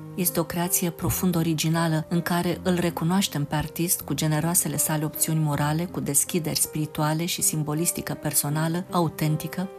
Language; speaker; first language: Romanian; native; Romanian